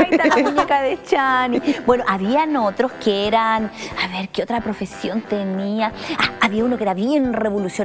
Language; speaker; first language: Spanish; native; Spanish